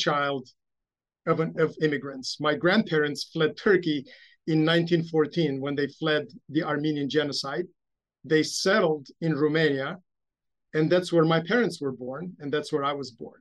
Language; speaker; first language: English; early bilingual, other home language; Romanian